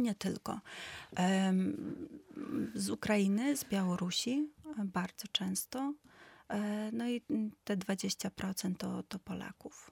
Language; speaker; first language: Polish; non-native, fluent; Ukrainian